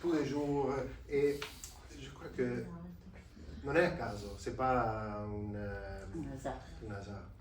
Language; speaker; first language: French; non-native, fluent; Italian